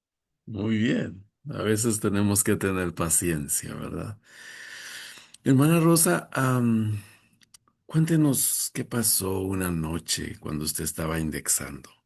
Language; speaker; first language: Spanish; native; Spanish